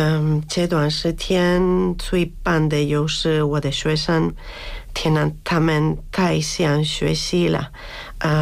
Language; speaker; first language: Chinese; non-native, fluent; Spanish